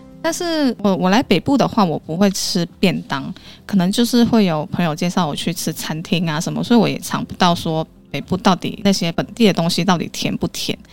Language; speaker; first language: Chinese; non-native, local second language; Cantonese